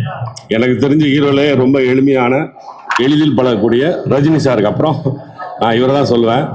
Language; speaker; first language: Tamil; native; Tamil